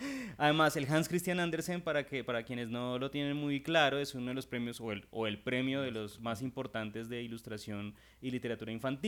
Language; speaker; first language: Spanish; native; Spanish